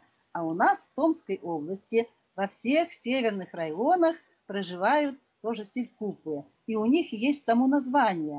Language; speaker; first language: Russian; non-native, local second language; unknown